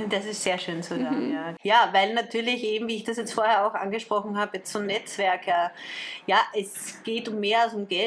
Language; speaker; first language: German; native; German